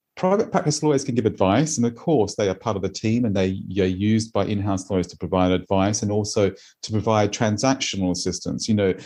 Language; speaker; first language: English; native; English